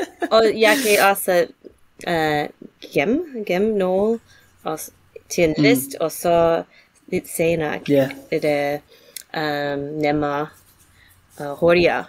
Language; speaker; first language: Danish; non-native, fluent; English